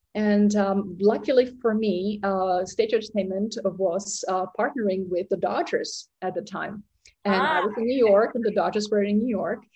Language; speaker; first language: English; non-native, fluent; Czech